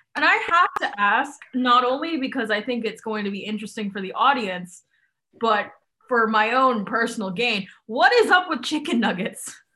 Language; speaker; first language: English; non-native, local second language; Cantonese